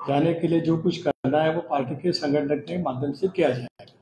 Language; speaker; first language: Hindi; non-native, local second language; Marathi